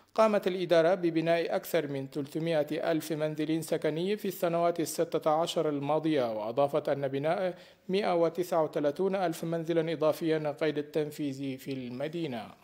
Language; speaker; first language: Arabic; non-native, fluent; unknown